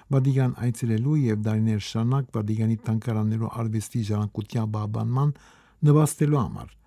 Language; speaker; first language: Armenian; native; Armenian